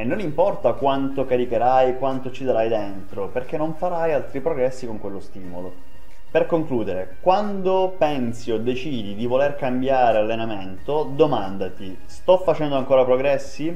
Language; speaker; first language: Italian; native; Italian